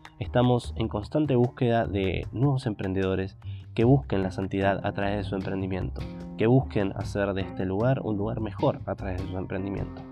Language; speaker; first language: Spanish; native; Spanish